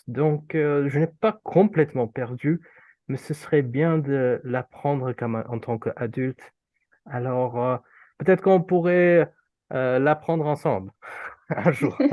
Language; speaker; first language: French; non-native, fluent; Urdu